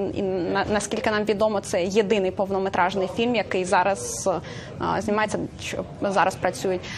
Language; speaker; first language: Ukrainian; native; Ukrainian